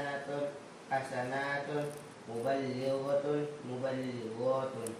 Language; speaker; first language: Arabic; non-native, learner; Indonesian